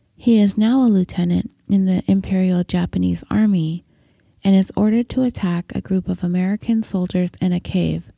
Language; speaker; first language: English; native; English